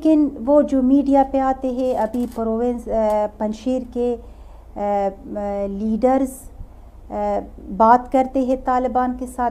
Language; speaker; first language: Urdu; non-native, fluent; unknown